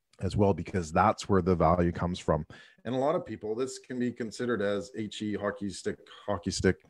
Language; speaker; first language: English; native; English